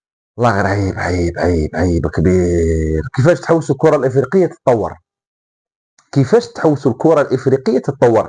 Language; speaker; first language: Arabic; native; Arabic